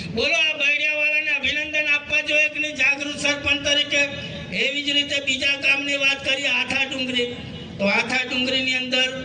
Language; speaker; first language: Gujarati; non-native, local second language; Rathawi